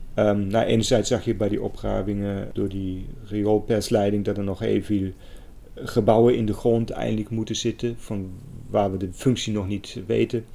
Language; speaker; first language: Dutch; non-native, fluent; German